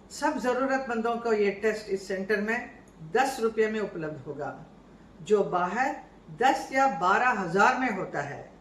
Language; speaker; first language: Hindi; native; Hindi